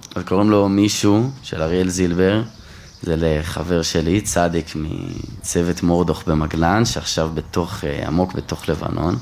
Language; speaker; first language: Hebrew; native; Hebrew